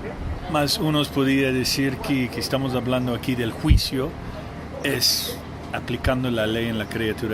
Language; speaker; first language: Spanish; non-native, learner; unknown